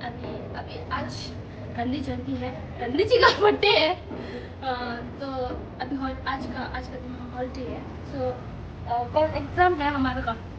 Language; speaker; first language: Hindi; non-native, local second language; Tibetan